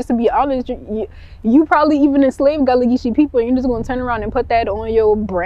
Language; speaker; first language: English; early bilingual, other home language; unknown